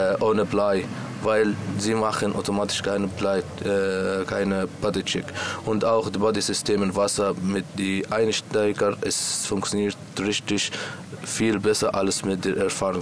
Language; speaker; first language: German; non-native, learner; Arabic